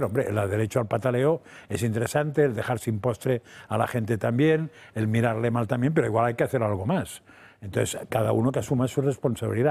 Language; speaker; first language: Spanish; native; Spanish